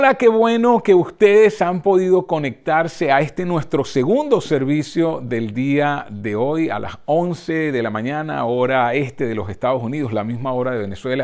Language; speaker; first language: Spanish; native; Spanish